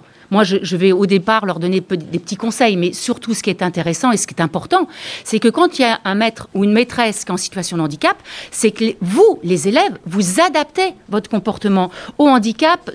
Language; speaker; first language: French; native; French